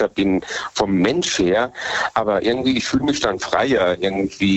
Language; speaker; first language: German; native; German